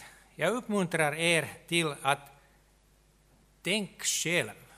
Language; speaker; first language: Swedish; non-native, local second language; Finnish